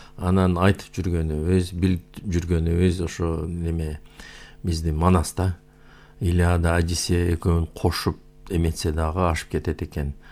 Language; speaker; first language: Kyrgyz; non-native, local second language; Uyghur